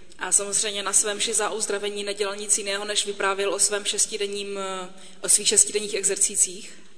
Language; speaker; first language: Czech; native; Czech